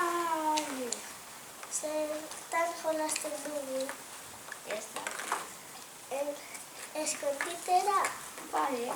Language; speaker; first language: Basque; non-native, local second language; Spanish